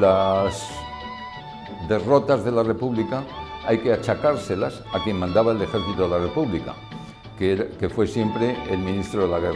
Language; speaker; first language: Spanish; native; Spanish